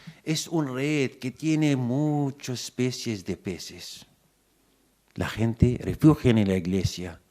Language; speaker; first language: Spanish; non-native, fluent; Arabic